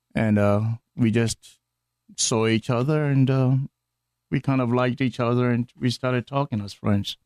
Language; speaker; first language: English; non-native, local second language; Akan